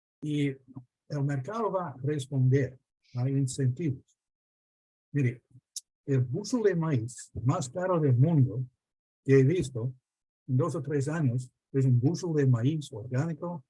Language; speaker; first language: Spanish; non-native, fluent; English